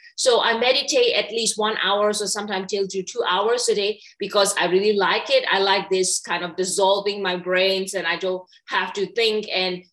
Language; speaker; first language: English; non-native, fluent; Burmese